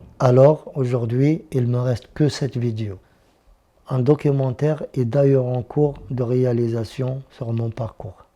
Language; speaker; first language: French; non-native, local second language; Arabic